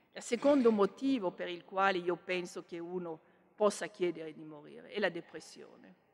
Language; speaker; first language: Italian; non-native, fluent; French